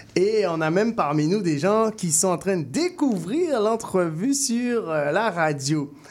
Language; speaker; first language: French; native; French